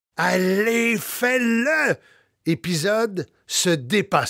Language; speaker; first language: French; native; French